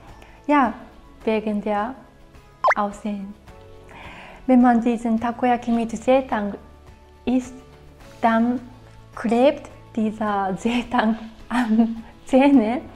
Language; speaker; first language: German; non-native, fluent; Japanese